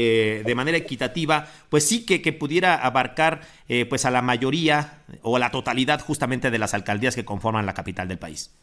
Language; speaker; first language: Spanish; native; Spanish